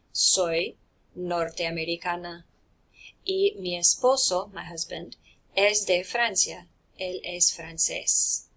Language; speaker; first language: Spanish; non-native, fluent; English